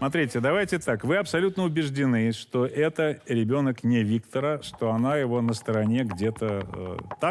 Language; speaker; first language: Russian; native; Russian